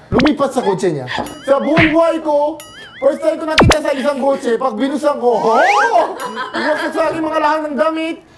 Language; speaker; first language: Filipino; non-native, fluent; Korean